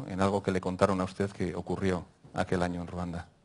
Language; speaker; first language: Spanish; native; Spanish